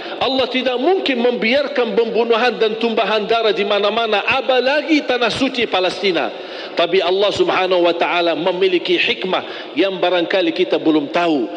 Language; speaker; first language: Malay; non-native, fluent; Arabic